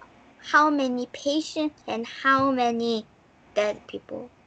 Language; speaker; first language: English; non-native, learner; Korean